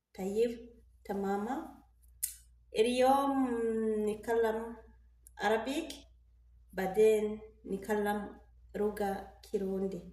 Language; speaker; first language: Arabic; non-native, learner; Rundi